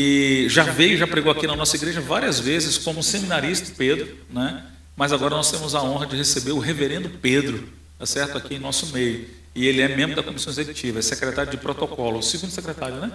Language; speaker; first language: Portuguese; native; Portuguese